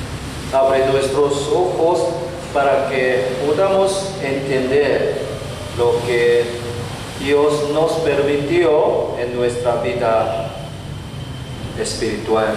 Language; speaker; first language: Spanish; non-native, learner; Korean